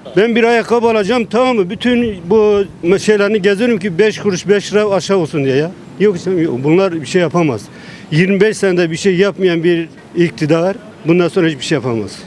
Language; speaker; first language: Turkish; native; Turkish